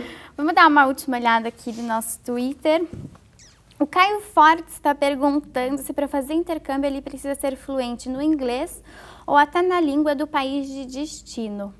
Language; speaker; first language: Portuguese; native; Portuguese